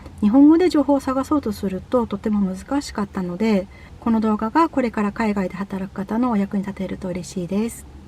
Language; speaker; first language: Japanese; native; Japanese